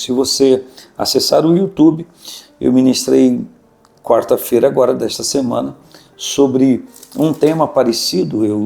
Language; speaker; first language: Portuguese; native; Portuguese